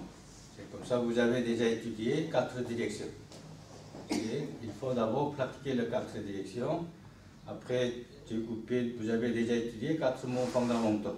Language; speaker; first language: French; non-native, learner; Korean